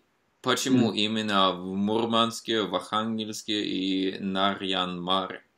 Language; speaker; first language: Russian; non-native, fluent; Norwegian